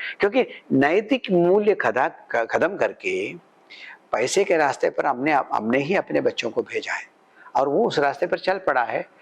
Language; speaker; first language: Hindi; non-native, local second language; Malayalam